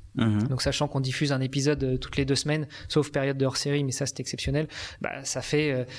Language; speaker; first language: French; native; French